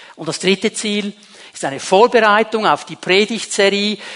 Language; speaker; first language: German; native; German